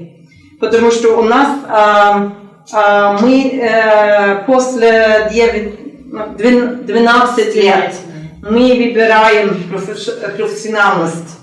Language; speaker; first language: Russian; non-native, learner; Norwegian